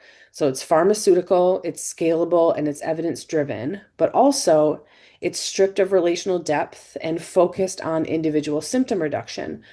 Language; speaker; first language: English; native; English